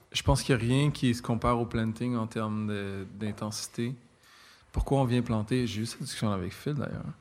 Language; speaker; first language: French; native; French